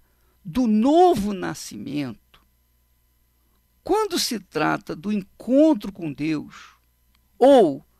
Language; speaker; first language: Portuguese; native; Portuguese